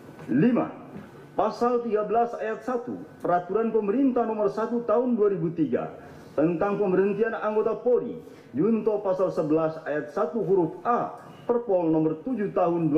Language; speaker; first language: Indonesian; native; Indonesian